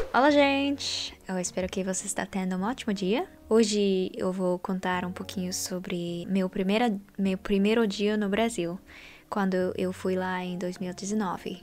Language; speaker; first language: Portuguese; non-native, learner; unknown